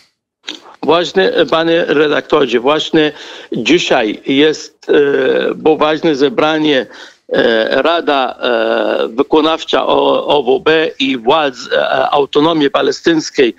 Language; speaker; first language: Polish; non-native, fluent; Arabic